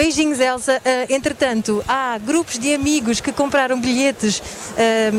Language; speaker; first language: Portuguese; native; Portuguese